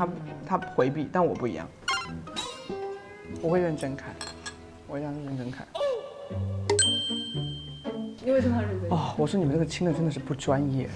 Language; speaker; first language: Chinese; native; Chinese